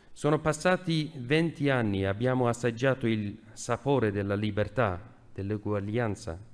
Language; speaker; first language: Italian; non-native, fluent; Persian